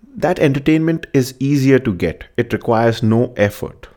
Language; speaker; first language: English; non-native, local second language; Hindi